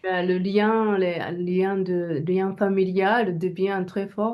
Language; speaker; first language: French; non-native, learner; Japanese